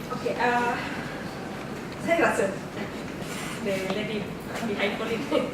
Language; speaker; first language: Malay; native; Malay